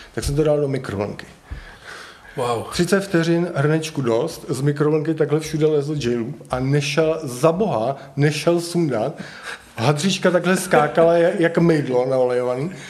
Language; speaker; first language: Czech; native; Czech